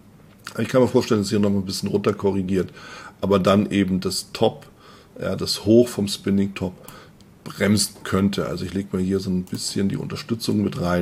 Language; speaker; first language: German; native; German